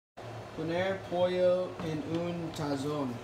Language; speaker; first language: Spanish; non-native, learner; English